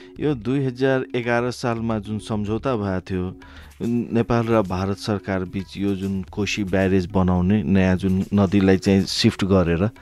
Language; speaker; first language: Nepali; non-native, local second language; Maithili